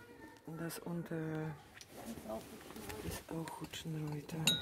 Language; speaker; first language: German; non-native, fluent; Russian